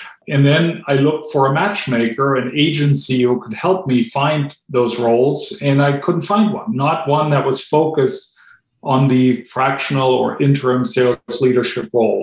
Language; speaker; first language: English; non-native, fluent; German